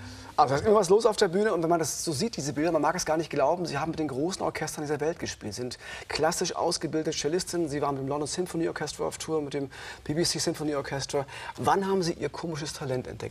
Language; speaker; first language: German; native; German